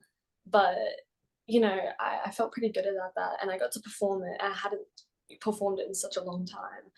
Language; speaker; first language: English; native; English